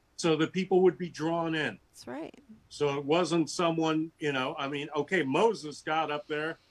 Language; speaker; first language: English; native; English